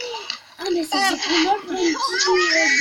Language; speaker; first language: French; native; French